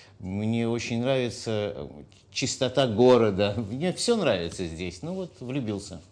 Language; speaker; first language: Russian; native; Russian